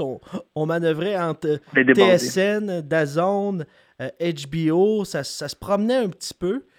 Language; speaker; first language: French; native; French